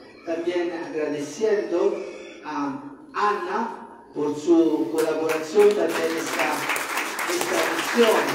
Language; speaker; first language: Spanish; non-native, fluent; Italian